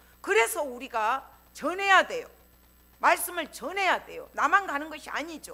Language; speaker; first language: Korean; native; Korean